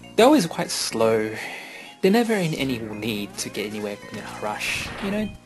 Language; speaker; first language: English; native; English